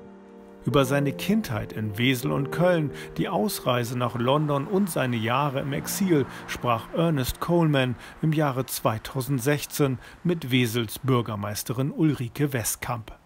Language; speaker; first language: German; native; German